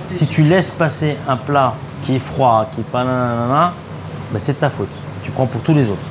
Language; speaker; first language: French; non-native, local second language; Arabic